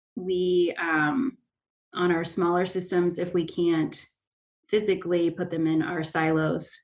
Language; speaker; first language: English; native; English